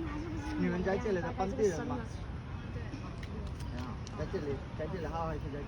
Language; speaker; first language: Chinese; non-native, learner; Bangla